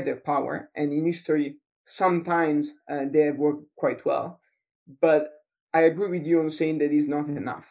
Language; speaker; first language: English; non-native, fluent; Italian